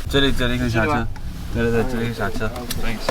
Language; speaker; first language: Chinese; non-native, learner; Dutch